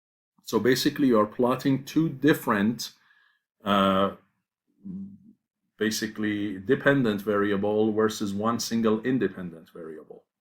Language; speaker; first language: English; non-native, fluent; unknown